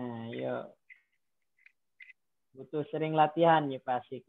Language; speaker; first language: Indonesian; native; Indonesian